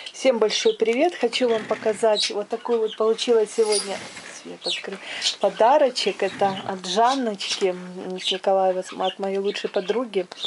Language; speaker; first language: Russian; non-native, local second language; Ukrainian